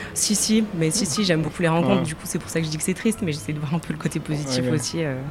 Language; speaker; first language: French; native; French